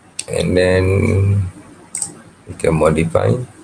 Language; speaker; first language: English; non-native, local second language; Malay